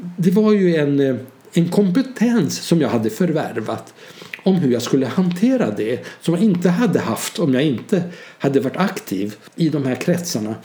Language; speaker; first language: Swedish; early bilingual, other home language; Hungarian